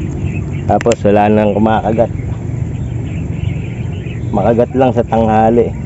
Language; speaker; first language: Filipino; native; Filipino